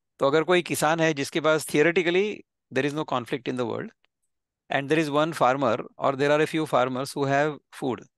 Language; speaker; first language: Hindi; non-native, local second language; Marathi